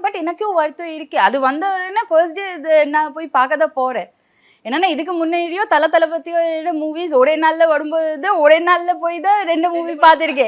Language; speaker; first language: Tamil; non-native, local second language; Bangla